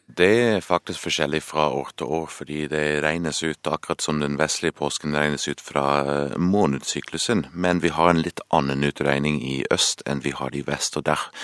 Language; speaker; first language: Norwegian; non-native, fluent; English